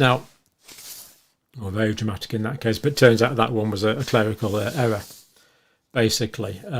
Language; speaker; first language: English; native; English